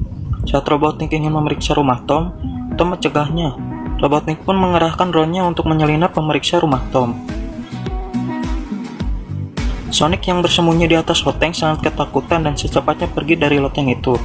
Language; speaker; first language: Indonesian; native; Indonesian